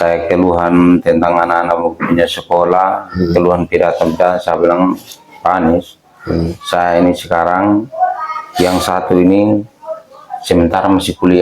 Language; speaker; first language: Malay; non-native, local second language; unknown